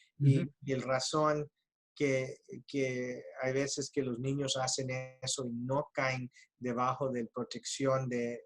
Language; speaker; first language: Spanish; early bilingual, heritage; Spanish